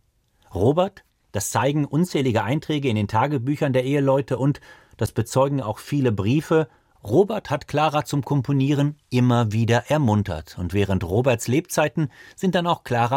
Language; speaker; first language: German; native; German